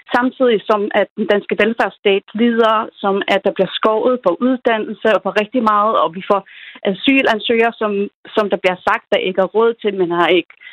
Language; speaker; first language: Danish; non-native, local second language; Faroese